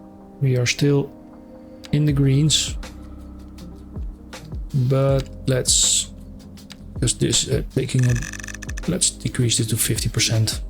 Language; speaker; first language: English; non-native, fluent; Dutch